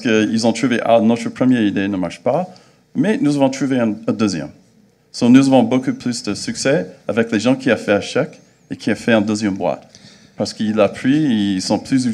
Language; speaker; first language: French; non-native, fluent; English